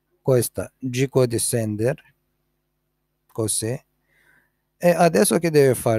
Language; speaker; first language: Italian; non-native, learner; Romanian